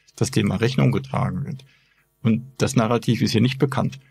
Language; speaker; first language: German; native; German